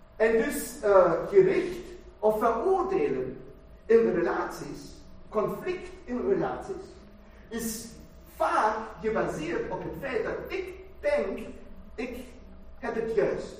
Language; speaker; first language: Dutch; non-native, fluent; German